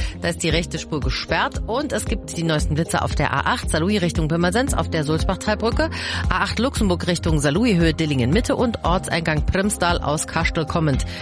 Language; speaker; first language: German; native; German